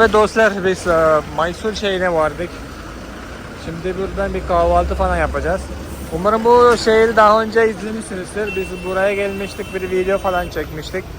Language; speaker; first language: Turkish; non-native, fluent; Malayalam